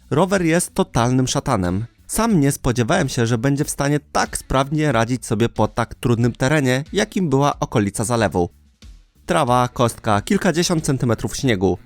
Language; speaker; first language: Polish; native; Polish